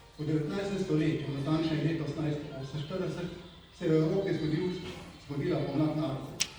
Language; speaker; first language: Slovenian; native; Slovenian